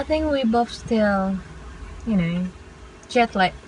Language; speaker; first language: English; non-native, local second language; Indonesian